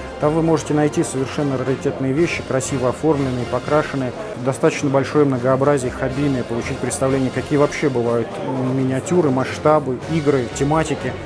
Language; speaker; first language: Russian; native; Russian